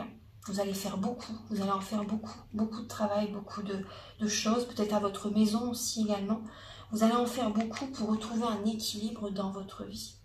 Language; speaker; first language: French; native; French